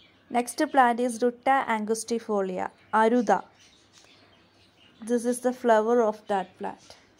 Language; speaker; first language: English; non-native, local second language; Malayalam